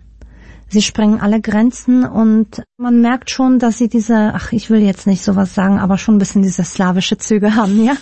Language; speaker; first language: German; early bilingual, other home language; Polish